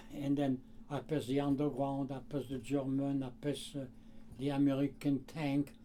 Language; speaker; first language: English; non-native, learner; Armenian